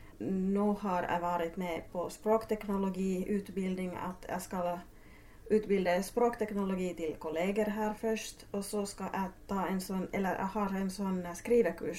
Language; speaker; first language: Norwegian; non-native, fluent; Finnish